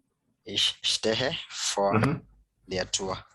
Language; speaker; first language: German; non-native, learner; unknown